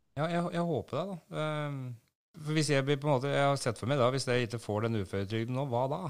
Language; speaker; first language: Norwegian; native; Norwegian